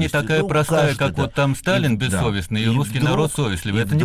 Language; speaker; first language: Russian; native; Russian